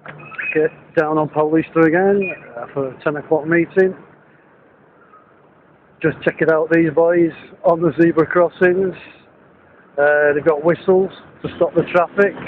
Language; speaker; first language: English; native; English